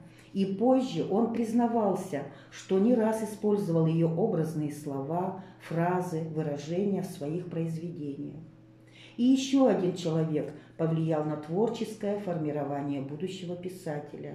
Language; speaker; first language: Russian; native; Russian